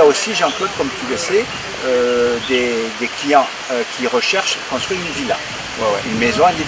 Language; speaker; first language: French; native; French